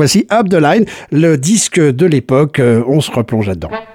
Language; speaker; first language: French; native; French